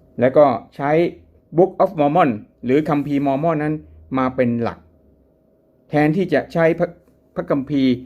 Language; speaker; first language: Thai; native; Thai